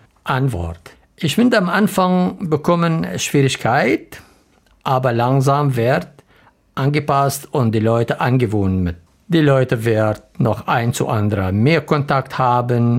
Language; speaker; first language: German; non-native, learner; Arabic